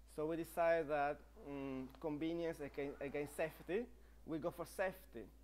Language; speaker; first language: English; non-native, fluent; Spanish